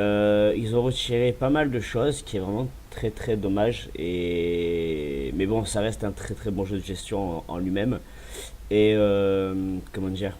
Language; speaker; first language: French; native; French